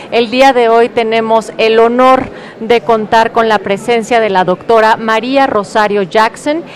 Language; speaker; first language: Spanish; native; Spanish